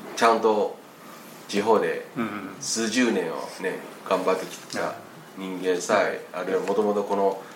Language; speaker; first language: Japanese; non-native, fluent; Chinese